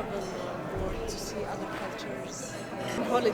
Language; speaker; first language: English; non-native, learner; Arabic